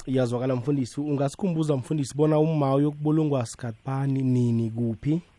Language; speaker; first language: Zulu; non-native, local second language; South Ndebele